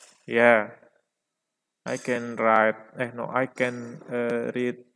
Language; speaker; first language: English; non-native, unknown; Indonesian